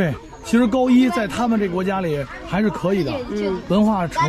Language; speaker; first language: Chinese; native; Chinese